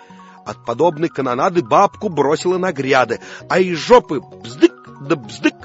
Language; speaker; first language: Russian; native; Russian